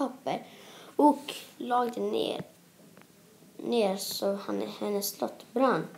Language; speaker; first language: Swedish; non-native, local second language; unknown